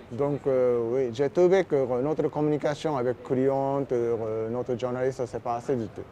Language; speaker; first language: French; non-native, learner; Japanese